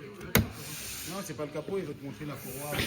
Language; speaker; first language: French; native; French